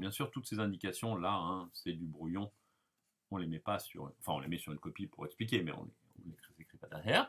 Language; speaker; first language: French; native; French